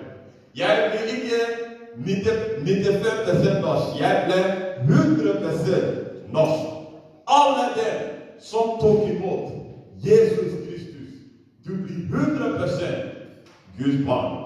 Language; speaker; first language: Norwegian; non-native, fluent; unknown